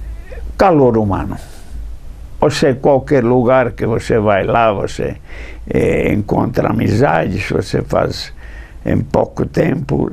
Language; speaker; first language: Portuguese; non-native, fluent; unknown